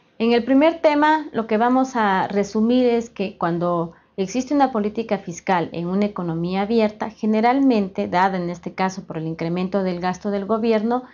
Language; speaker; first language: Spanish; native; Spanish